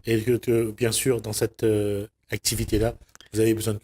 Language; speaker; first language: French; native; French